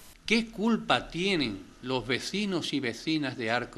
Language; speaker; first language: Spanish; native; Spanish